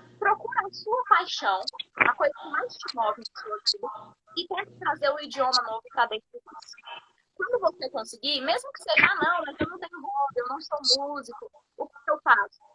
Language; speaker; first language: Portuguese; native; Portuguese